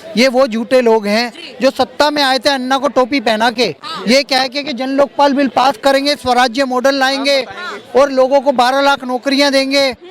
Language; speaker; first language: Hindi; native; Hindi